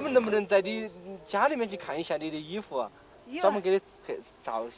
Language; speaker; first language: Chinese; native; Chinese